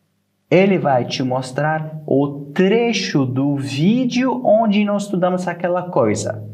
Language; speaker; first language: Portuguese; non-native, fluent; Arabic